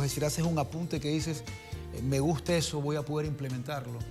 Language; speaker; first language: Spanish; native; Spanish